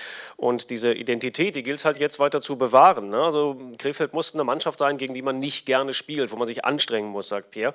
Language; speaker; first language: German; native; German